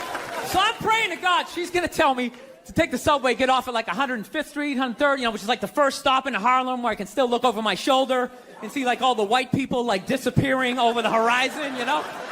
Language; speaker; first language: English; native; English